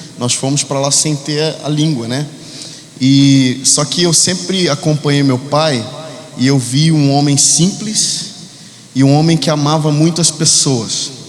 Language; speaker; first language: Portuguese; early bilingual, heritage; Spanish